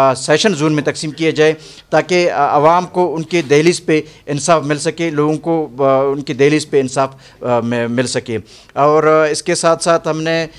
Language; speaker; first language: Urdu; non-native, local second language; Baluchi